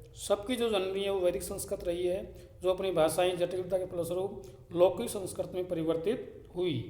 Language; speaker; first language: Hindi; native; Hindi